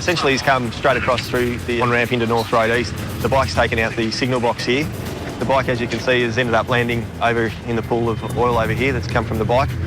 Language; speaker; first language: English; native; English